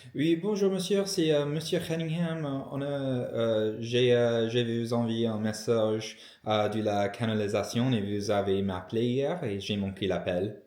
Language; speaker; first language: French; non-native, learner; English